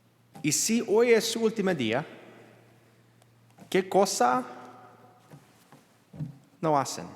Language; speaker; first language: Spanish; non-native, learner; English